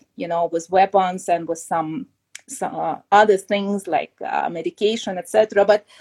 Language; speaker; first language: English; non-native, fluent; Ukrainian